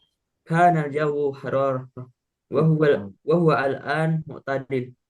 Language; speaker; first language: Arabic; non-native, learner; Indonesian